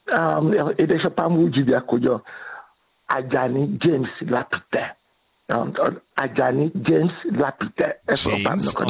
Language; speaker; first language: Hungarian; non-native, fluent; Yoruba